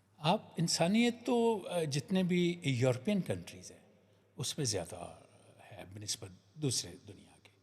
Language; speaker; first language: Urdu; non-native, local second language; Punjabi